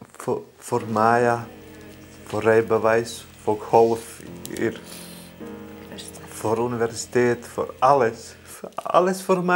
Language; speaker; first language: Dutch; non-native, learner; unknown